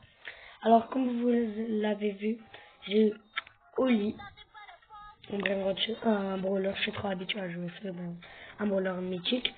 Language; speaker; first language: French; native; French